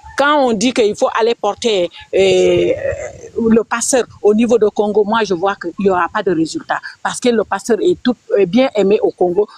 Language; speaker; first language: French; non-native, local second language; Wolof